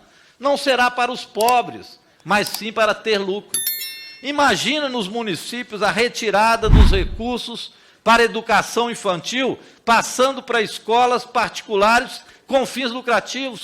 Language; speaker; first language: Portuguese; native; Portuguese